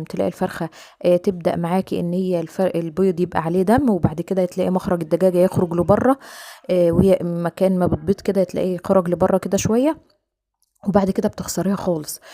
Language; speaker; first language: Arabic; native; Arabic